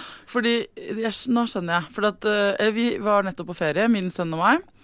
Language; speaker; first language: Norwegian; native; Norwegian